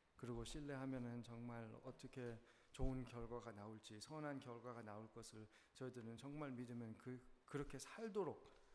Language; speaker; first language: Korean; early bilingual, heritage; Korean